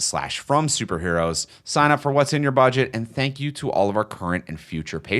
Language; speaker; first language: English; native; English